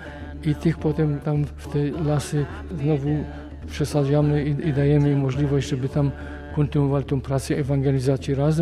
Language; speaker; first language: Polish; native; Polish